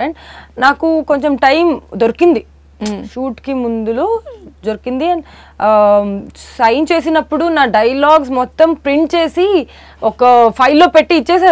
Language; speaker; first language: Telugu; non-native, fluent; Kannada